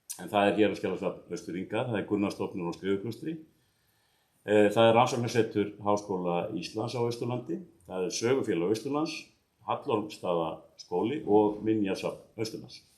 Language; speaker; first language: Icelandic; native; Icelandic